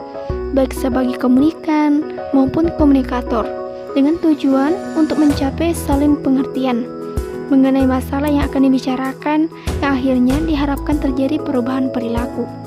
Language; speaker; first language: Indonesian; native; Indonesian